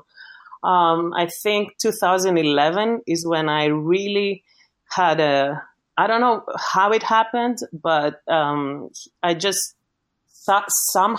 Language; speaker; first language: English; non-native, fluent; Greek